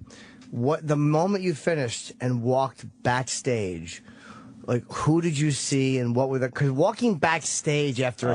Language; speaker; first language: English; native; English